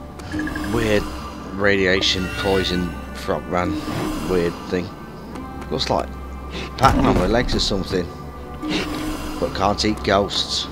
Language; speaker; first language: English; native; English